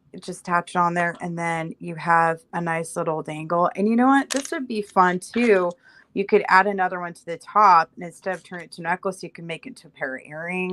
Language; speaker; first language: English; native; English